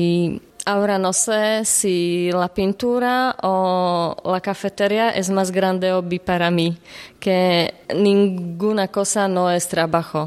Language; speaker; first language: Spanish; non-native, learner; Slovak